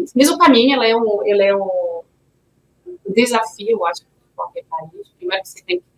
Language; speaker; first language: Portuguese; non-native, fluent; French